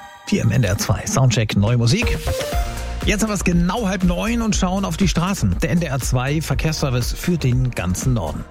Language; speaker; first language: German; native; German